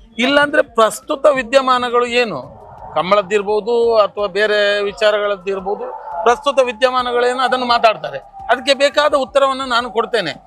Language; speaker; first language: Kannada; non-native, local second language; Tulu